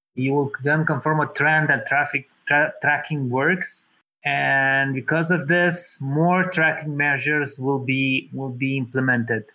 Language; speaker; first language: English; non-native, fluent; Romanian